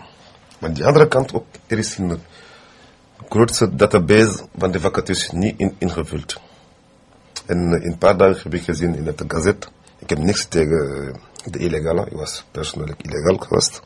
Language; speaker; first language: Dutch; non-native, fluent; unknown